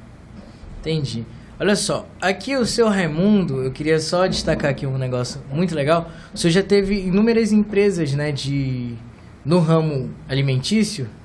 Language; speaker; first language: Portuguese; native; Portuguese